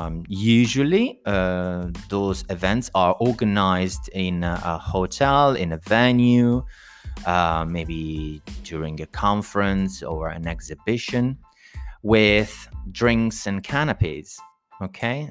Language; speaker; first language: English; non-native, fluent; Italian